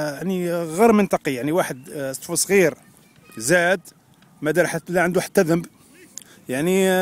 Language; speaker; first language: Arabic; native; Arabic